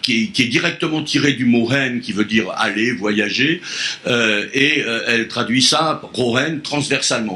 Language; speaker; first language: French; native; French